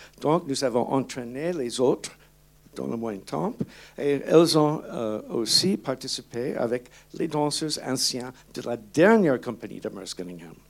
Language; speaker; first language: French; non-native, learner; English